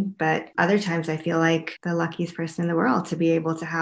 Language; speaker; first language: English; native; English